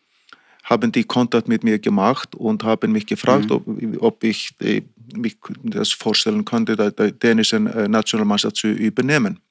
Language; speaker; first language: German; non-native, fluent; Icelandic